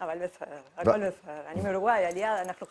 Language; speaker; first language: Hebrew; non-native, fluent; Spanish